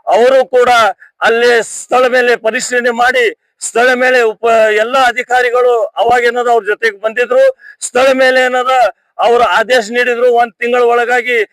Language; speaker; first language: Kannada; non-native, local second language; Urdu